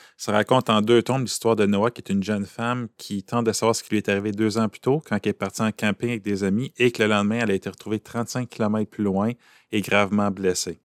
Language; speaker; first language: French; native; French